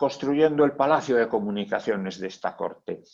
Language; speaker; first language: Spanish; native; Spanish